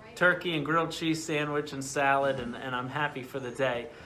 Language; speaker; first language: English; native; English